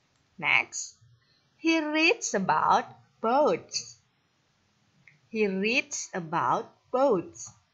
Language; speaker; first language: English; non-native, fluent; Indonesian